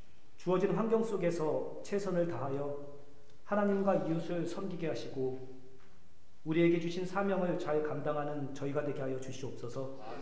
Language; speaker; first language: Korean; native; Korean